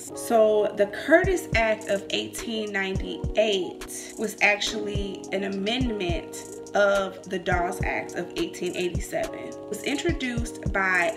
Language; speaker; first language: English; native; English